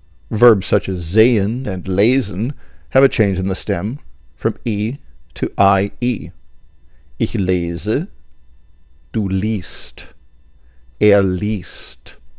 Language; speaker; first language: English; native; English